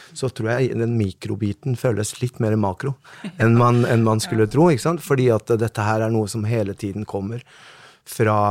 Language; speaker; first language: Norwegian; early bilingual, other home language; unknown